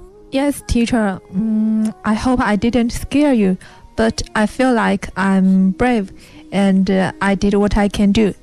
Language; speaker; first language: English; non-native, learner; Chinese